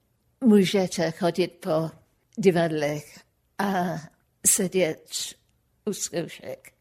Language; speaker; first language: Czech; non-native, fluent; English